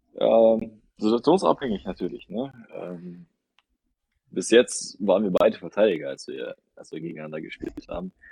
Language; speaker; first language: German; early bilingual, other home language; Russian